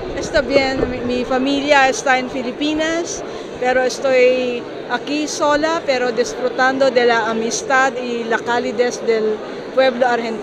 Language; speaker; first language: Spanish; non-native, fluent; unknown